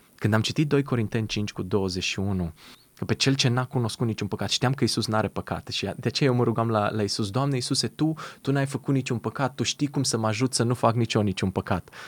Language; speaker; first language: Romanian; native; Romanian